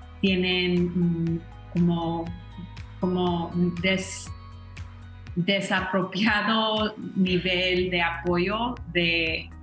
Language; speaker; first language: Spanish; early bilingual, heritage; Spanish